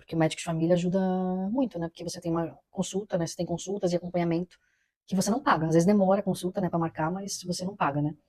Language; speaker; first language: Portuguese; native; Portuguese